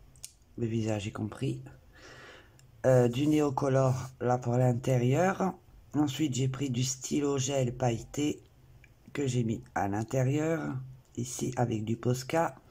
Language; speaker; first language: French; native; French